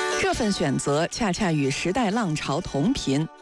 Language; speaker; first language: Chinese; native; Chinese